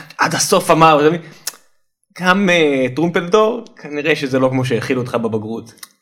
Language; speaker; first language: Hebrew; native; Hebrew